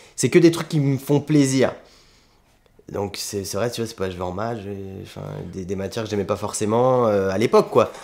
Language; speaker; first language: French; native; French